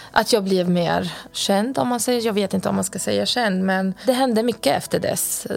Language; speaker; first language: Swedish; non-native, fluent; Arabic